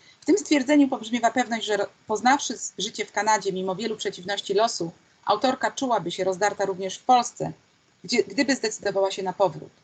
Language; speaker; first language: Polish; native; Polish